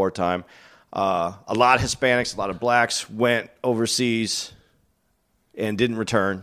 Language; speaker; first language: English; native; English